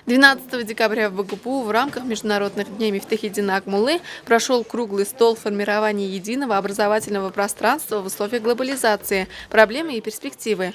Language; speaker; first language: Russian; native; Russian